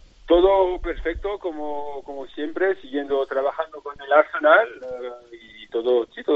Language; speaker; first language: Spanish; non-native, fluent; French